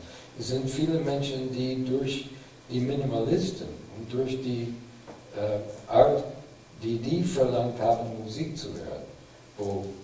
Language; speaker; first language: German; non-native, fluent; English